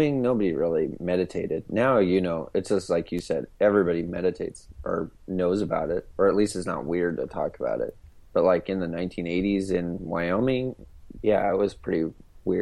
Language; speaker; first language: English; native; English